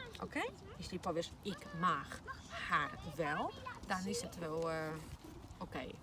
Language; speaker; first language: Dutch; non-native, fluent; Polish